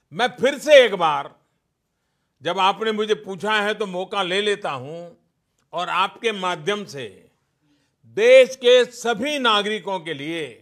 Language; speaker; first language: Hindi; non-native, local second language; Gujarati